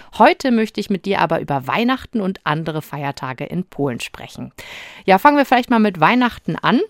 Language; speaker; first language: German; native; German